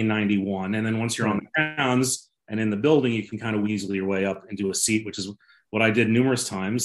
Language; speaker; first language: English; native; English